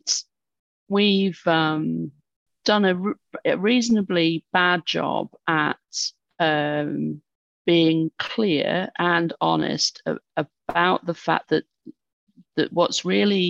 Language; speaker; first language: English; native; English